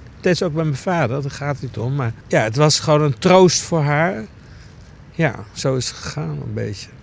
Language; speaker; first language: Dutch; early bilingual, other home language; Greek